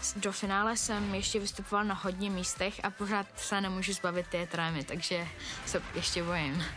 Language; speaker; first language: Czech; non-native, fluent; Bulgarian